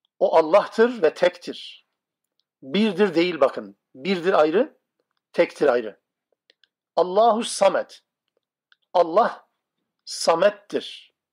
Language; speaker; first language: Turkish; non-native, local second language; Kurdish